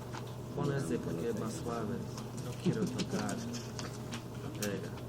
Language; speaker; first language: Spanish; non-native, learner; English